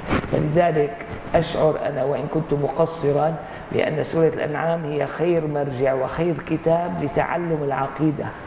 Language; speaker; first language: Arabic; native; Arabic